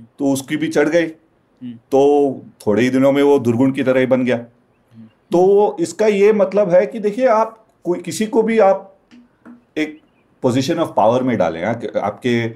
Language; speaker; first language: Hindi; non-native, local second language; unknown